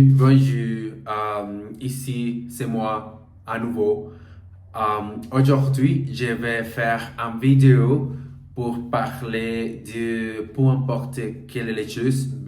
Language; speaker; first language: French; non-native, learner; Portuguese